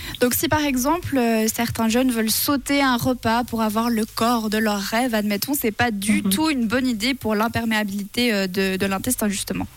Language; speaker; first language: French; native; French